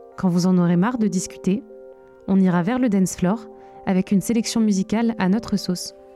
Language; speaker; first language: French; native; French